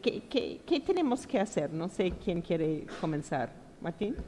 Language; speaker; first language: Spanish; non-native, fluent; English